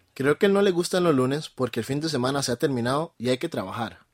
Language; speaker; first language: Spanish; native; Spanish